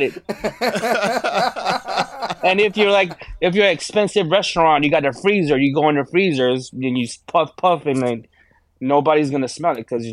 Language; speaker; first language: English; non-native, local second language; Filipino